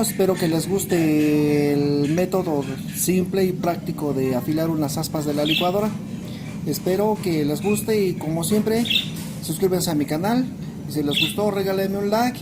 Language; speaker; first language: Spanish; native; Spanish